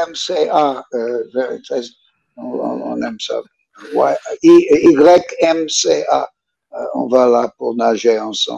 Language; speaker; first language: French; non-native, learner; English